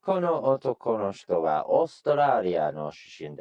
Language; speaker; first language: Japanese; non-native, learner; English